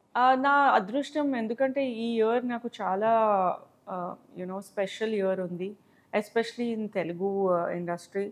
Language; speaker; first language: Telugu; non-native, learner; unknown